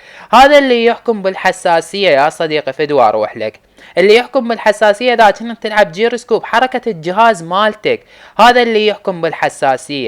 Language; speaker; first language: Arabic; native; Arabic